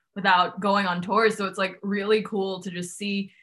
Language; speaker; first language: English; non-native, local second language; Cantonese